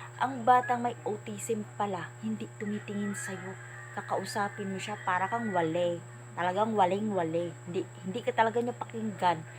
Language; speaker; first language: Filipino; native; Filipino